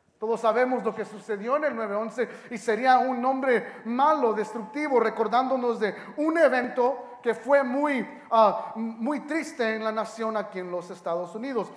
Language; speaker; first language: Spanish; early bilingual, heritage; Spanish